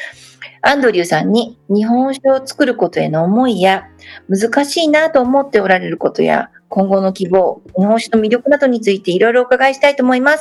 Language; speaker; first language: Japanese; native; Japanese